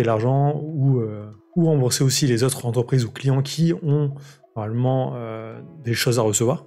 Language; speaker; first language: French; native; French